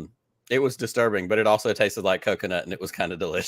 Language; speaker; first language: English; native; English